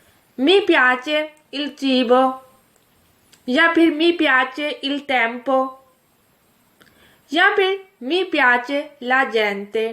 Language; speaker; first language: Italian; non-native, fluent; Urdu